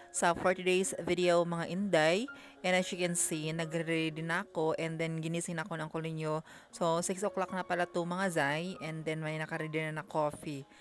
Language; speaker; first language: Filipino; non-native, local second language; Cebuano